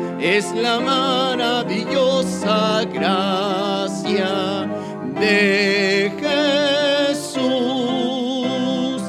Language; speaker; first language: Spanish; native; Spanish